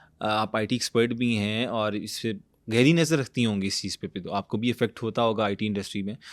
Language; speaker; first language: Urdu; native; Urdu